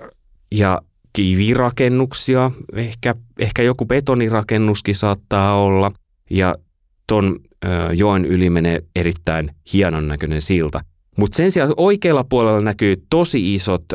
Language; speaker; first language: Finnish; native; Finnish